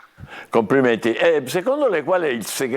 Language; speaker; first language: Italian; native; Italian